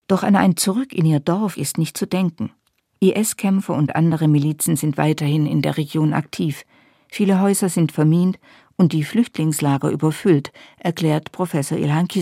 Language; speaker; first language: German; native; German